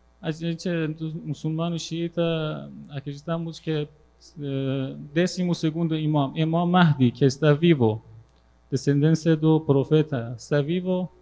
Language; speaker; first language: Portuguese; non-native, learner; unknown